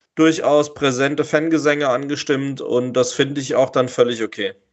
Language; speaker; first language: German; native; German